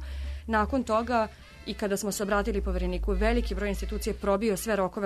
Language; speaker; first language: Serbian; native; Serbian